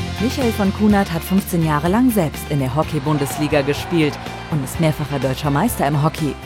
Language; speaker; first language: German; native; German